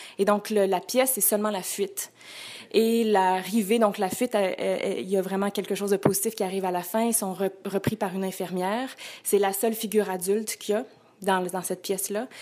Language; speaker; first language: French; native; French